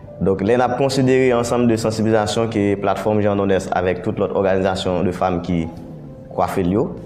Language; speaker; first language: Haitian Creole; native; Haitian Creole